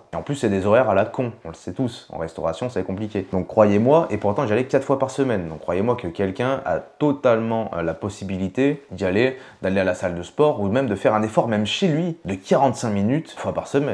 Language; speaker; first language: French; native; French